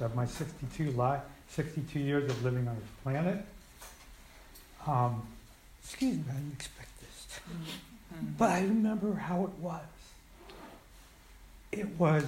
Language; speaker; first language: English; native; English